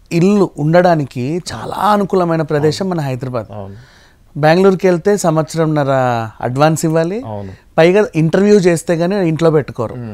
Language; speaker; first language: Telugu; native; Telugu